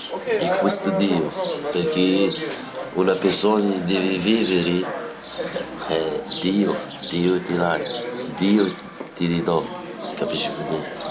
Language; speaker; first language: Italian; non-native, learner; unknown